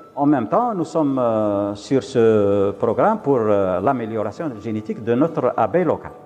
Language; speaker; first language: French; non-native, local second language; Arabic